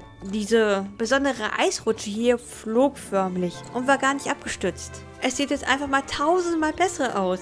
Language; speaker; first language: German; native; German